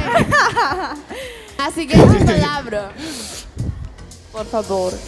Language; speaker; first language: Portuguese; non-native, learner; Spanish